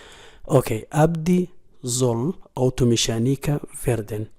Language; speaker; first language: German; non-native, fluent; Somali